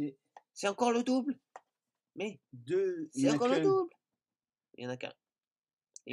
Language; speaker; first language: French; native; French